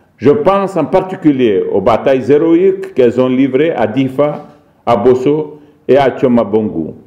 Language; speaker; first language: French; non-native, local second language; Arabic